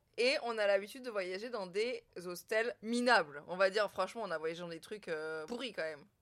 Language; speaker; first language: French; native; French